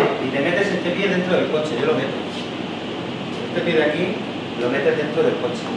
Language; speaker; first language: Spanish; native; Spanish